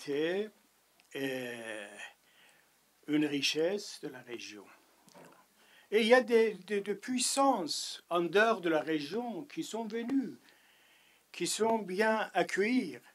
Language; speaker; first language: French; non-native, fluent; Persian